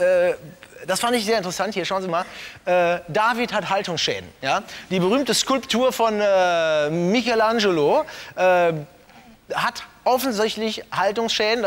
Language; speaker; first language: German; native; German